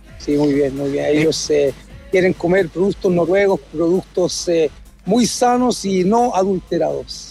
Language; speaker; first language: Spanish; native; Spanish